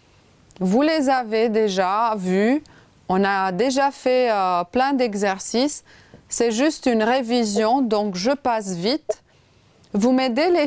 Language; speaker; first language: French; non-native, fluent; Romanian